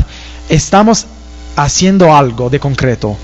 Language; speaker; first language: Spanish; non-native, fluent; Italian